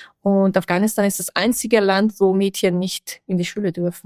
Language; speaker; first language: German; non-native, fluent; Persian